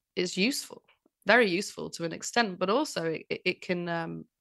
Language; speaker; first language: English; native; English